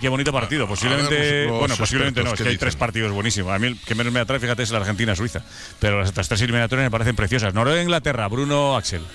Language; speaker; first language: Spanish; native; Spanish